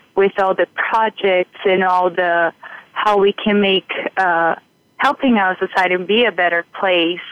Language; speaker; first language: English; non-native, fluent; Portuguese